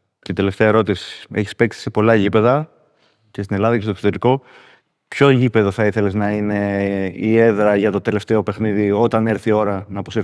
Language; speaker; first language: Greek; native; Greek